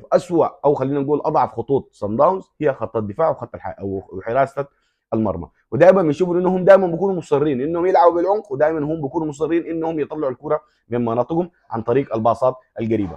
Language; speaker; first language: Arabic; native; Arabic